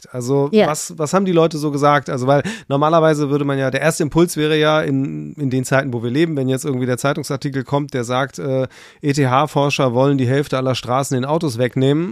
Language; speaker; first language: German; native; German